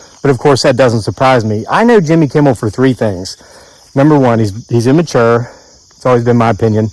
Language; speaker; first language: English; native; English